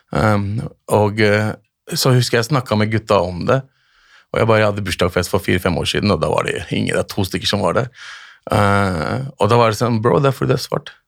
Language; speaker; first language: Norwegian; early bilingual, other home language; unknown